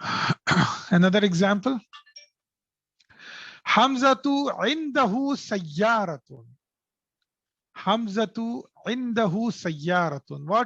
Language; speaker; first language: Arabic; non-native, fluent; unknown